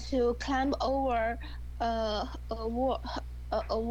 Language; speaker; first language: English; non-native, learner; Chinese